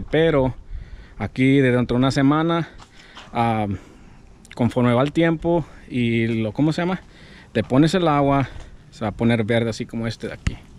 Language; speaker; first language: Spanish; early bilingual, heritage; Spanish